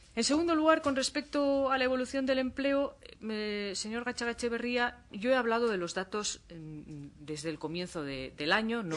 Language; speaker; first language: Spanish; native; Spanish